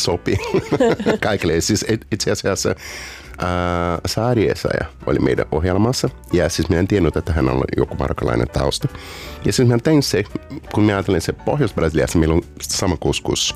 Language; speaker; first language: Finnish; non-native, learner; Portuguese